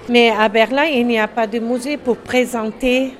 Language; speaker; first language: French; non-native, learner; German